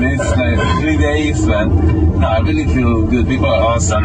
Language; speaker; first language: English; non-native, fluent; Italian